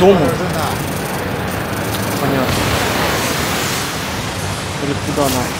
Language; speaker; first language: Russian; native; Russian